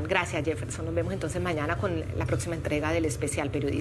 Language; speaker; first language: Spanish; native; Spanish